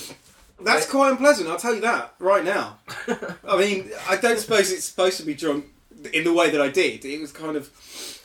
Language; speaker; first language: English; native; English